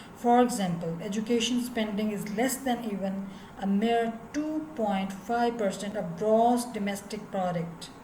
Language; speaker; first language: English; non-native, local second language; Urdu